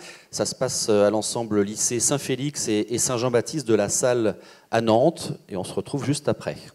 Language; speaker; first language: French; native; French